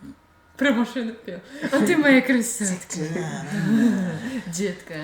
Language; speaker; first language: Russian; native; Russian